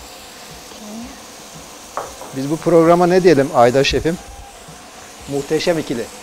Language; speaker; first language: Turkish; native; Turkish